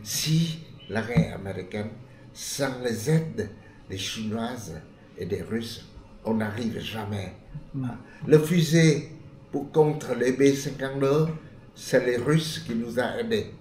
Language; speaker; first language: French; non-native, fluent; Vietnamese